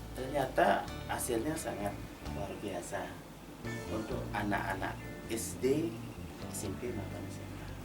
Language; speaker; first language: Indonesian; non-native, local second language; Balinese